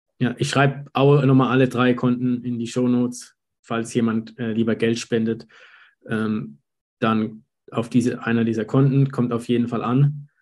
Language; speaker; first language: German; native; German